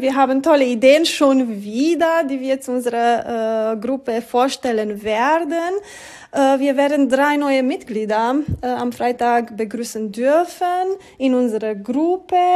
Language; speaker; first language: German; non-native, learner; Romanian